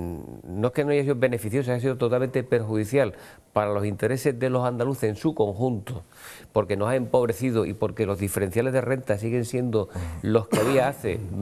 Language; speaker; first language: Spanish; native; Spanish